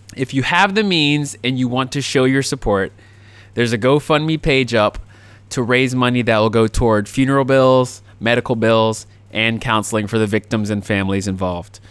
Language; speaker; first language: English; native; English